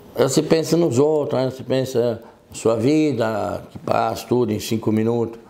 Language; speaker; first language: Portuguese; non-native, fluent; French